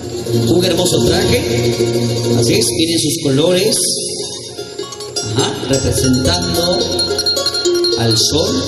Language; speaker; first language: Spanish; native; Spanish